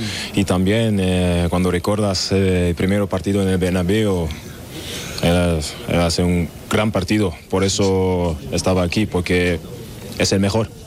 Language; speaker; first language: Spanish; non-native, learner; German